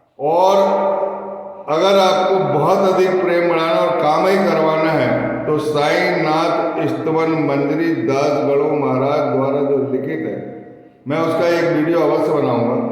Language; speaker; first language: Hindi; native; Hindi